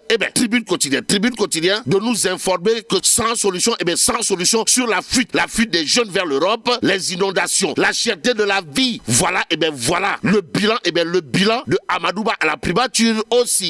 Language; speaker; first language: French; non-native, local second language; Wolof